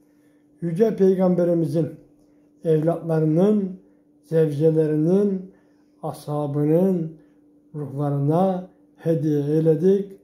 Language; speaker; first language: Turkish; native; Turkish